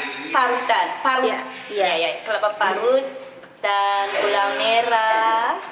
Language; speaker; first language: Indonesian; non-native, learner; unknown